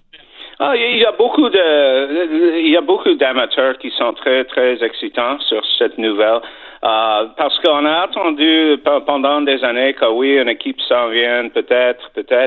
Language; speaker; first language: French; non-native, fluent; English